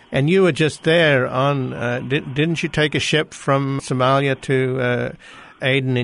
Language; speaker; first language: English; native; English